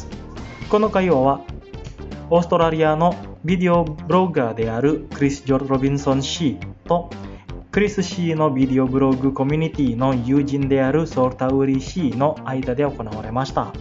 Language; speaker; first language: Japanese; non-native, fluent; Indonesian